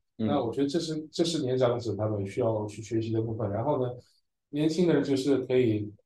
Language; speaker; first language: Chinese; early bilingual, heritage; Chinese